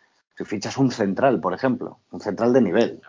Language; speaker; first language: Spanish; native; Spanish